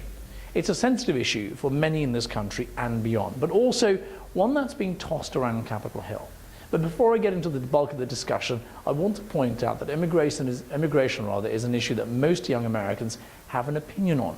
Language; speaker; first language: English; native; English